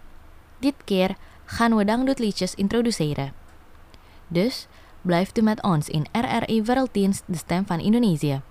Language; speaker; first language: Dutch; non-native, fluent; Indonesian